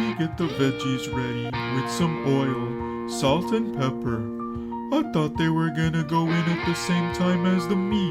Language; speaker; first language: English; native; English